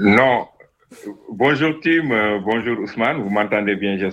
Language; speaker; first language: French; non-native, local second language; Wolof